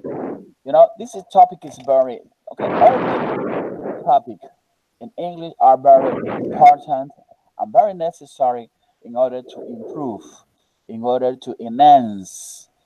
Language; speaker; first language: English; non-native, learner; Spanish